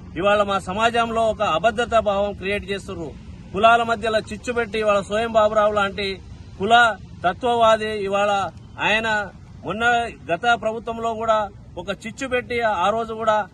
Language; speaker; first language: Telugu; non-native, local second language; Lambadi